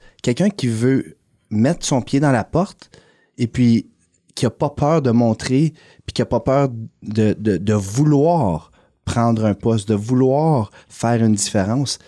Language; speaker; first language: French; native; French